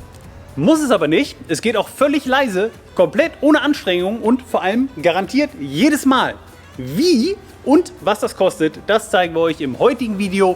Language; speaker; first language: German; native; German